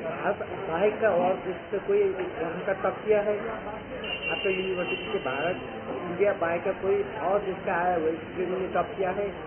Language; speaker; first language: Hindi; non-native, learner; Nepali